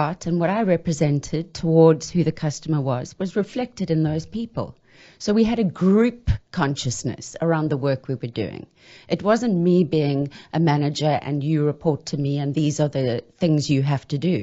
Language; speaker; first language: English; native; English